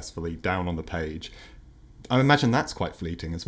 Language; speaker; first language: English; native; English